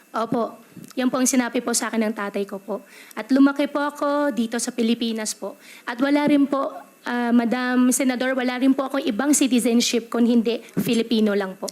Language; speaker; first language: Filipino; native; Filipino